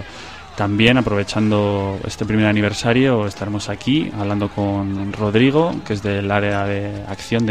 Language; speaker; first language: Spanish; native; Spanish